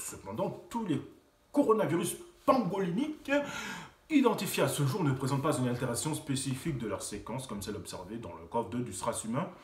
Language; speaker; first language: French; native; French